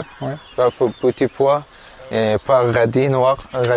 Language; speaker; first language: French; non-native, learner; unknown